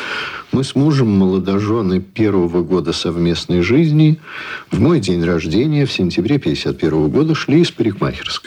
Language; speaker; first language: Russian; native; Russian